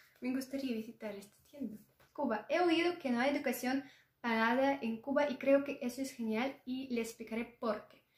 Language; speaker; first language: Spanish; non-native, learner; Russian